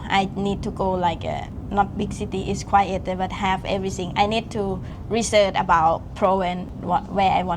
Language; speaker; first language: English; non-native, learner; Thai